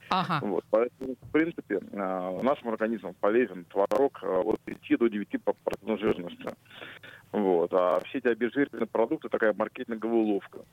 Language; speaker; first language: Russian; native; Russian